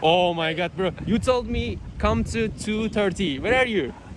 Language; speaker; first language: English; non-native, learner; Turkish